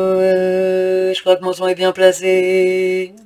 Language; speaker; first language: French; native; French